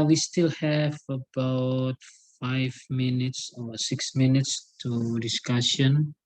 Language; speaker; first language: English; non-native, learner; Indonesian